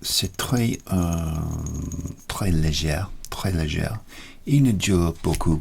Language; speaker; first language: French; non-native, learner; English